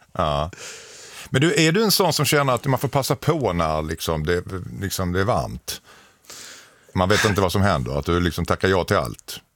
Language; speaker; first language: Swedish; native; Swedish